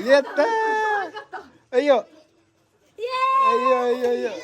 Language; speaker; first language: Japanese; non-native, learner; Filipino